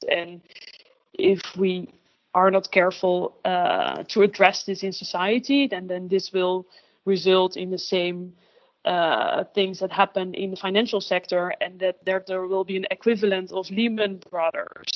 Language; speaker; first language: English; non-native, fluent; Dutch